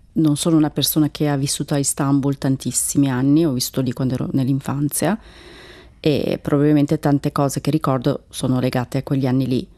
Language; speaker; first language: Italian; early bilingual, other home language; Turkish